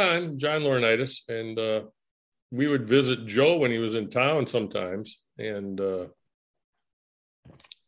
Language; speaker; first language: English; native; English